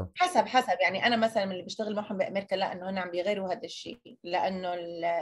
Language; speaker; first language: Arabic; early bilingual, heritage; Arabic